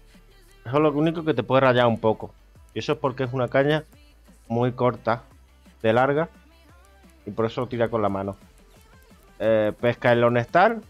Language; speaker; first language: Spanish; native; Spanish